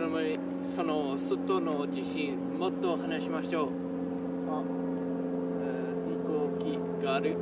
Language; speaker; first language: Japanese; non-native, learner; French